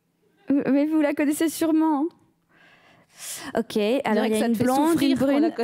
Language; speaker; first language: French; early bilingual, heritage; French